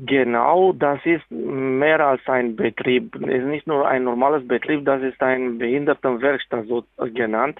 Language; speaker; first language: German; non-native, fluent; Romanian